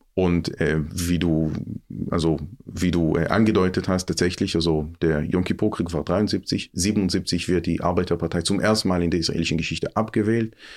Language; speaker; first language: German; non-native, fluent; Hebrew